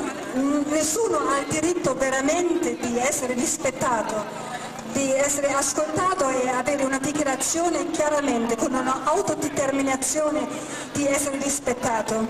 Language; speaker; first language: Italian; non-native, fluent; German